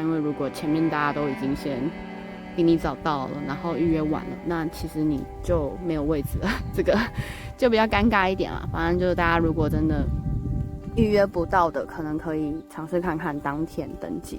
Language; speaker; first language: Chinese; native; Chinese